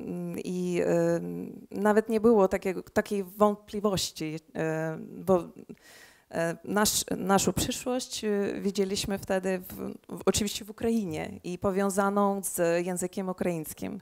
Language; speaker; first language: Polish; early bilingual, heritage; Polish